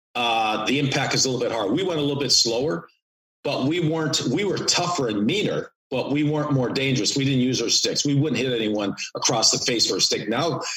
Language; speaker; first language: English; native; English